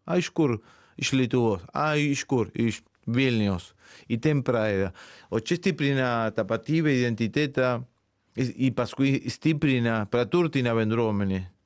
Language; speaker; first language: Lithuanian; non-native, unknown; Spanish